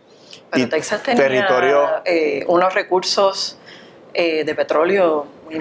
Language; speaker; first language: Spanish; native; Spanish